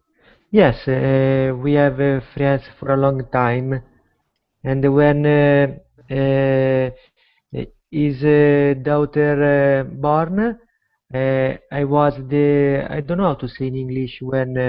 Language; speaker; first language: English; non-native, learner; Italian